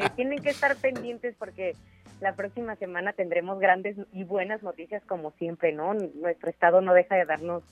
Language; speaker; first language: Spanish; native; Spanish